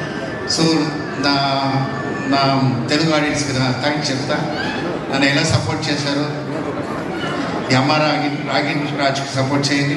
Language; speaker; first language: Telugu; non-native, fluent; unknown